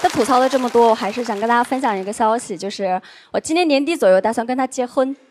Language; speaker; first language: Chinese; non-native, local second language; Uyghur